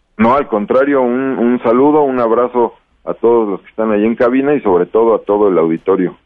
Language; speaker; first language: Spanish; native; Spanish